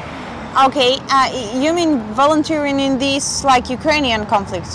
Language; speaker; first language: English; non-native, fluent; Spanish